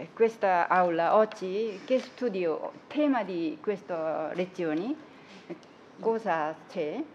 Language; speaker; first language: Italian; non-native, learner; Korean